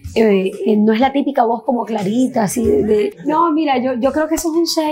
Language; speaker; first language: Spanish; native; Spanish